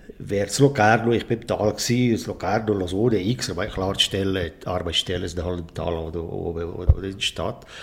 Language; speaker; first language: German; native; German